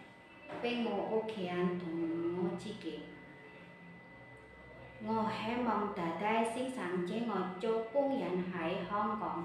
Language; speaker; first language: Cantonese; non-native, learner; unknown